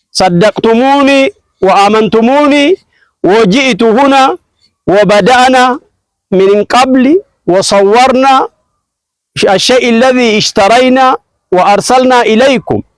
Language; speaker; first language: Arabic; non-native, fluent; Oromo